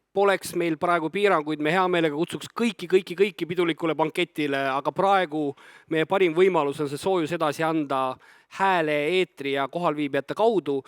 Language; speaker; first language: Estonian; native; Estonian